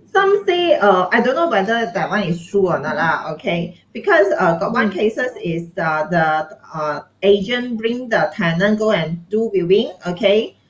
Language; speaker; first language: English; non-native, local second language; Chinese